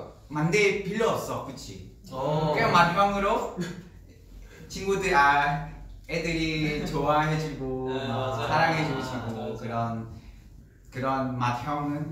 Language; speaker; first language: Korean; non-native, learner; Vietnamese